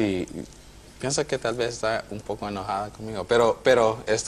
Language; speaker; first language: Spanish; non-native, fluent; English